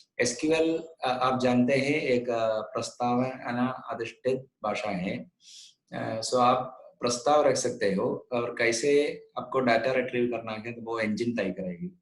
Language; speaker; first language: Hindi; non-native, local second language; Konkani